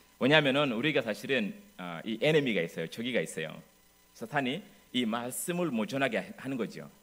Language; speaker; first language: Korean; non-native, fluent; English